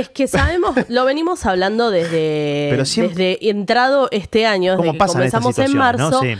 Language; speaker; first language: Spanish; native; Spanish